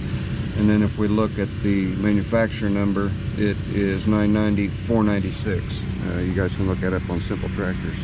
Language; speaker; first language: English; native; English